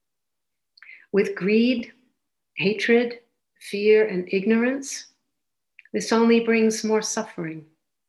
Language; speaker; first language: English; native; English